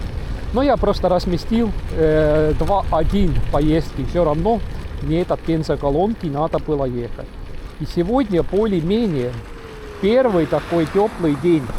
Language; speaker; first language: Russian; non-native, local second language; Estonian